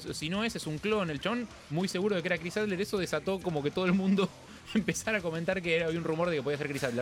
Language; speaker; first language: Spanish; native; Spanish